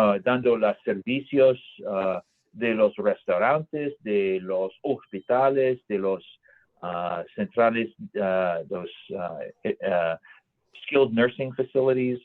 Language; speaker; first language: Spanish; non-native, learner; English